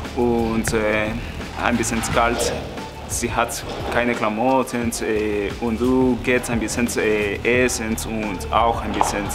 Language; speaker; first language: German; non-native, learner; Spanish